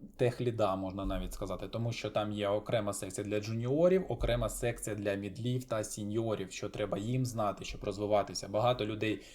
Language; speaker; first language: Ukrainian; non-native, local second language; Russian